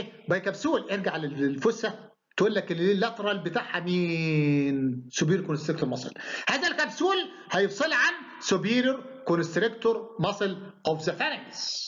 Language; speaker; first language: Arabic; native; Arabic